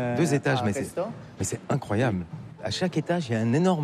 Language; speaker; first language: French; native; French